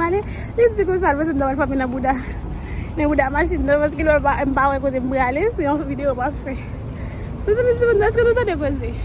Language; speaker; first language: French; non-native, learner; Haitian Creole